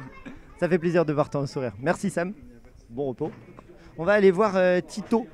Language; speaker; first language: French; native; French